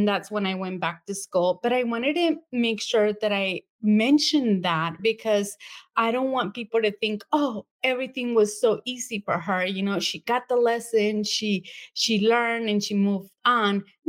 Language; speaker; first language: English; non-native, fluent; Spanish